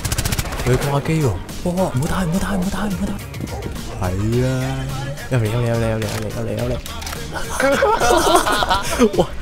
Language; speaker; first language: Chinese; native; Chinese